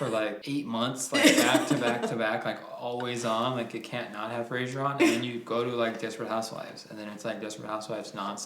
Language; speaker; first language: English; native; English